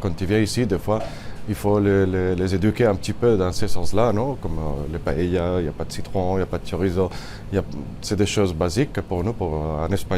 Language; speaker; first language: French; non-native, fluent; Spanish